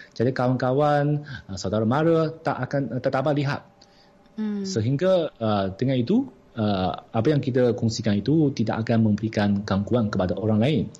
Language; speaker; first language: Malay; non-native, fluent; Chinese